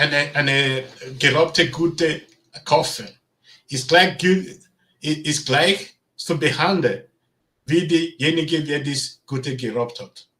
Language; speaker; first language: German; non-native, learner; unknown